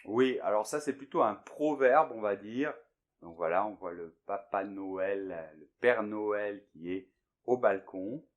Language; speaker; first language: French; native; French